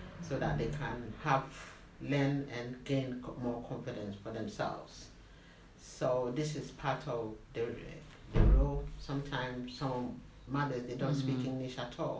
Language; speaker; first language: English; non-native, local second language; Akan